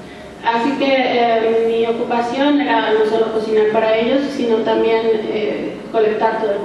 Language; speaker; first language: Spanish; native; Spanish